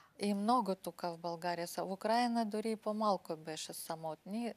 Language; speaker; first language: Bulgarian; non-native, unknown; Russian